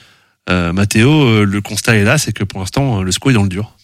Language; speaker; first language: French; native; French